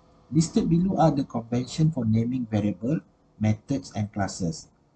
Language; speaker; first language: English; non-native, local second language; Malay